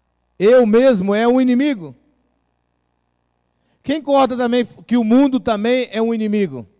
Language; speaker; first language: Portuguese; native; Portuguese